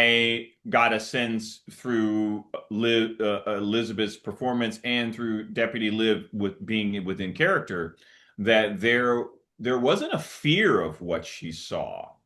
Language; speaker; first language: English; native; English